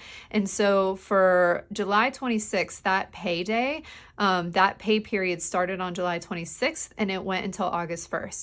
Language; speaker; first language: English; native; English